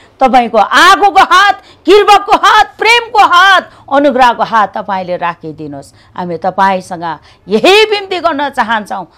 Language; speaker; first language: Nepali; native; Nepali